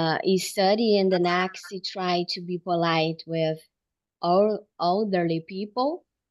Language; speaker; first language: English; non-native, learner; Portuguese